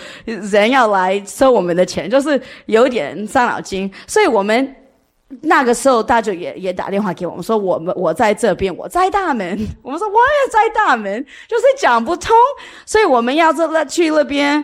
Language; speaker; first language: Chinese; early bilingual, heritage; English